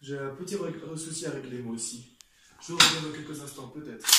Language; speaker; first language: French; native; French